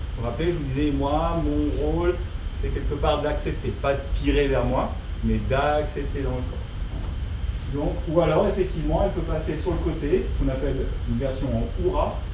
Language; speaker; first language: French; native; French